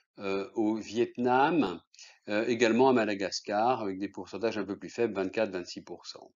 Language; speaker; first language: French; native; French